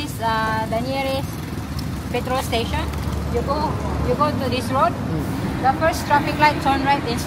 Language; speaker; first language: English; non-native, learner; Lao